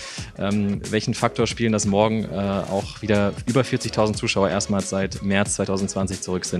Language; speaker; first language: German; native; German